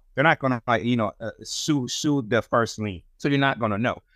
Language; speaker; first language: English; non-native, fluent; Haitian Creole